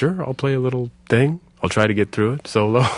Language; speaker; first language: English; native; English